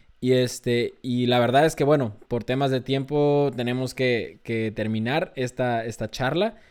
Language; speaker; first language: Spanish; native; Spanish